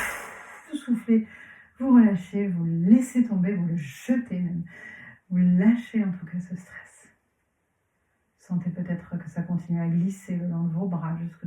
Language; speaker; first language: French; native; French